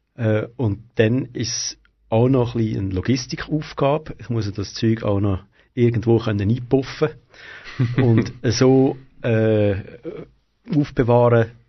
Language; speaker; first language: German; native; German